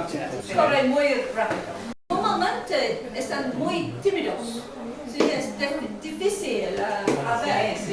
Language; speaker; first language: Spanish; non-native, learner; English